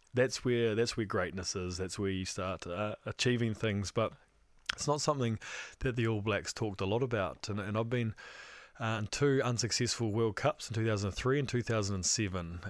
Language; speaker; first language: English; native; English